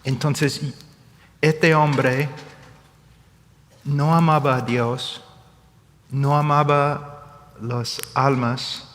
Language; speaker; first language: Spanish; non-native, fluent; English